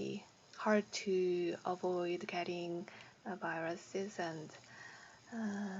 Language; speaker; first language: English; non-native, learner; Korean